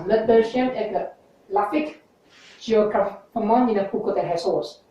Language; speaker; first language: French; non-native, learner; English